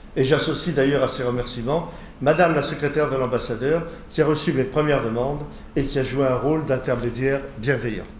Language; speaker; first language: French; native; French